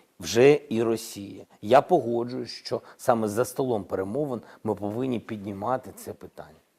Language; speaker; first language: Ukrainian; non-native, local second language; Russian